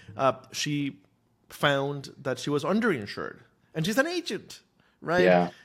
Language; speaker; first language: English; non-native, fluent; Spanish